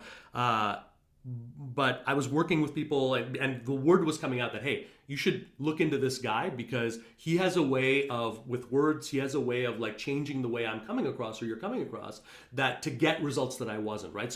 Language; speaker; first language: English; native; English